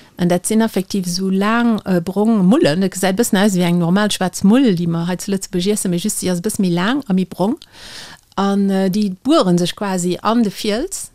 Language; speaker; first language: Luxembourgish; native; Luxembourgish